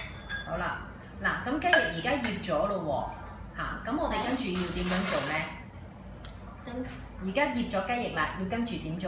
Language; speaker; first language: Cantonese; native; Cantonese